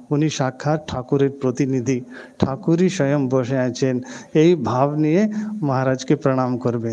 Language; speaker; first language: Bangla; non-native, local second language; Hindi